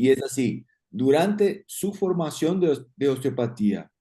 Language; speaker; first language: Spanish; non-native, fluent; Portuguese